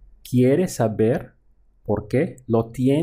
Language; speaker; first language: Spanish; non-native, fluent; English